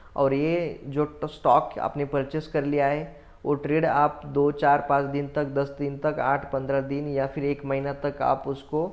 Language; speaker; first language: Hindi; non-native, local second language; Marathi